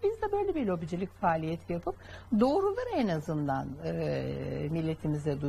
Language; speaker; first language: Turkish; native; Turkish